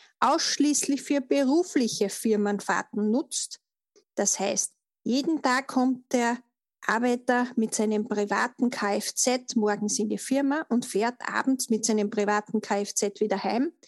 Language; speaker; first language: German; native; German